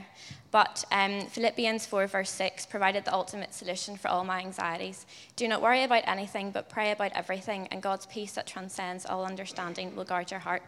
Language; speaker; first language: English; native; English